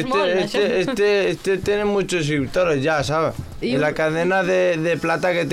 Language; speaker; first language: Spanish; non-native, local second language; Arabic